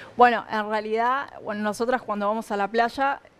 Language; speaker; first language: Spanish; native; Spanish